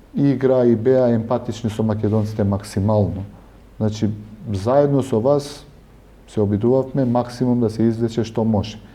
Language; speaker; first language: Macedonian; non-native, local second language; Albanian